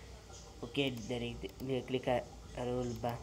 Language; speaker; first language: Spanish; non-native, learner; Portuguese